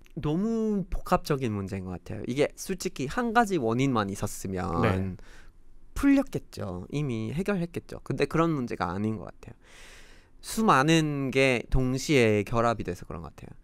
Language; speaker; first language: Korean; non-native, fluent; English